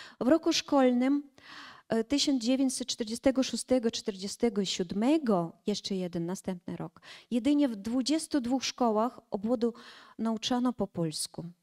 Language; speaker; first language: Polish; early bilingual, heritage; Polish